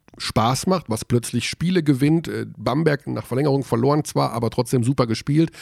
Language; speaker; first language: German; native; German